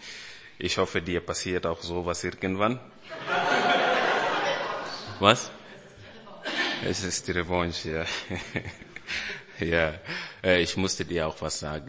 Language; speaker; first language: German; non-native, fluent; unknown